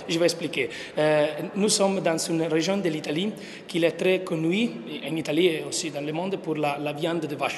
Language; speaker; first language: French; non-native, learner; Italian